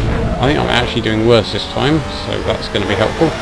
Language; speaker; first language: English; native; English